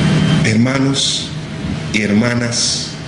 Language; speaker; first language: Spanish; non-native, local second language; English